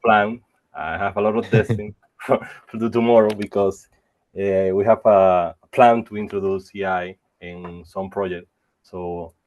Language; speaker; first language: English; non-native, fluent; Spanish